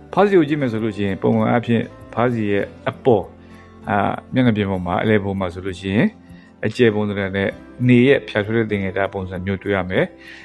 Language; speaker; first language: Burmese; non-native, local second language; S'gaw Karen